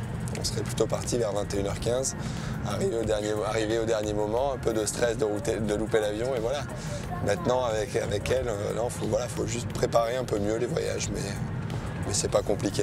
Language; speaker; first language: French; native; French